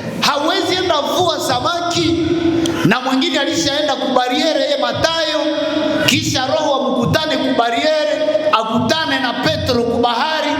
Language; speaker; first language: Swahili; native; Swahili